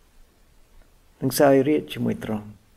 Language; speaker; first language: Khmer; non-native, fluent; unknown